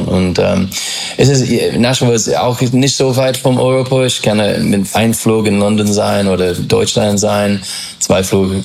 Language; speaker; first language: German; non-native, learner; English